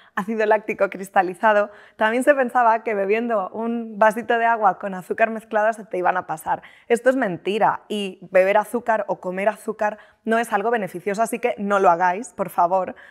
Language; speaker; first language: Spanish; native; Spanish